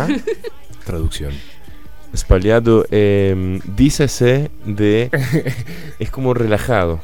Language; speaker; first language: Spanish; native; Spanish